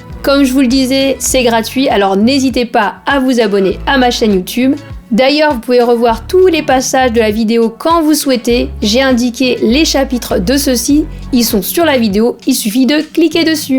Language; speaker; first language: French; native; French